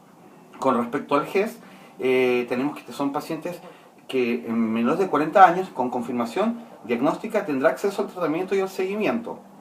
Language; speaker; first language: Spanish; native; Spanish